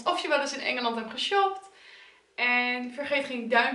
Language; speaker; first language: Dutch; native; Dutch